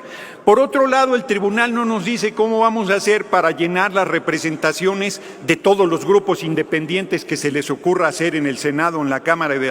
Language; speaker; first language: Spanish; native; Spanish